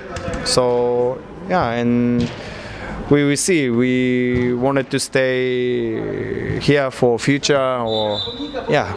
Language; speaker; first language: English; non-native, learner; Japanese